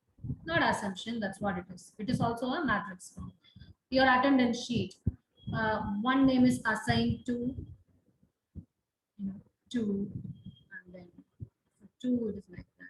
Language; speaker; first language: English; non-native, local second language; Tamil